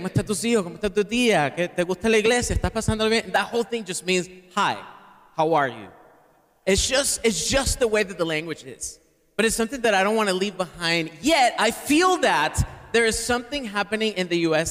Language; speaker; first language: English; non-native, fluent; Spanish